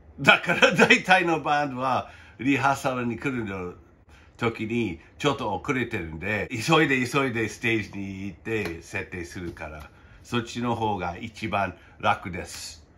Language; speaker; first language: Japanese; non-native, fluent; English